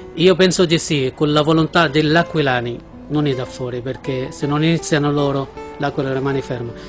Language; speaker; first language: Italian; non-native, fluent; Arabic